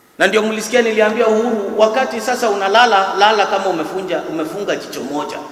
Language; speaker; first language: Swahili; native; Swahili